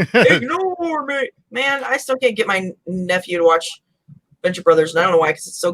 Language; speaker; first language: English; native; English